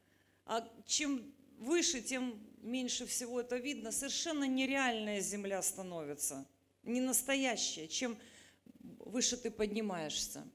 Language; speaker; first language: Russian; native; Russian